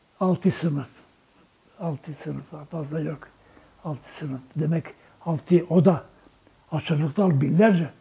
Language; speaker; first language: Turkish; native; Turkish